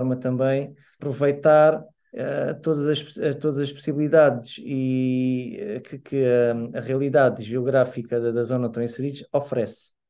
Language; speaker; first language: Portuguese; native; Portuguese